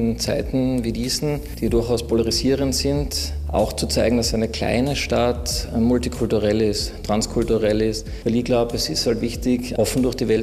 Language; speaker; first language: German; native; German